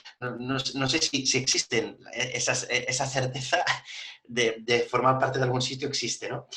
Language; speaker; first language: Spanish; early bilingual, other home language; Arabic